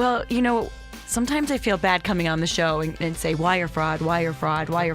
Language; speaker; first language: English; native; English